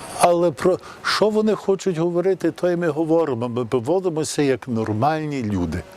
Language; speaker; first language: Ukrainian; early bilingual, heritage; Ukrainian